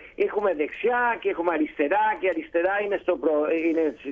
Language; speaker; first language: Greek; early bilingual, heritage; Greek